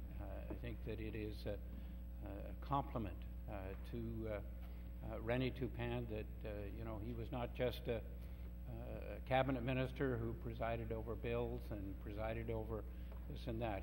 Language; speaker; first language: English; native; English